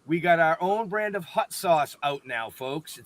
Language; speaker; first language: English; native; English